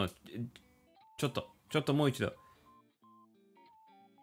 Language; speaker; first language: Japanese; non-native, learner; English